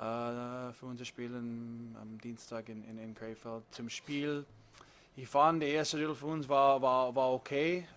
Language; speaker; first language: German; non-native, fluent; English